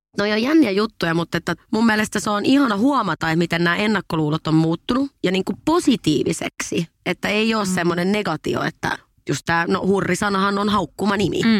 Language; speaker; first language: Finnish; non-native, local second language; Swedish